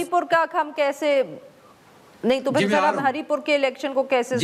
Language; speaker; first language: Urdu; native; Urdu